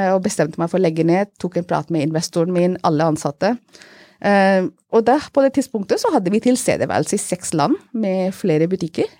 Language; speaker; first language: Norwegian; non-native, fluent; Hindi